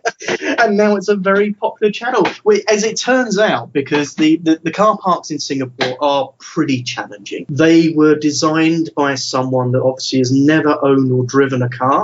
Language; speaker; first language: English; native; English